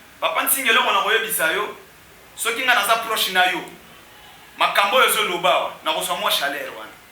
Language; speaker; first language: Lingala; non-native, local second language; Kongo